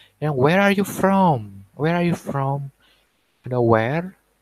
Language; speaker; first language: English; non-native, fluent; Indonesian